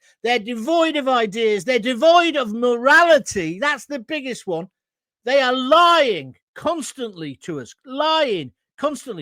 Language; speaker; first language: English; native; English